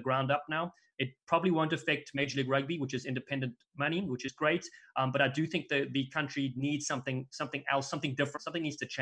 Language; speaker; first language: English; native; English